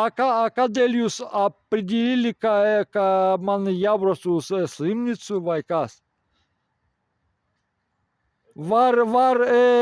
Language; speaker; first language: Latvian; non-native, local second language; Russian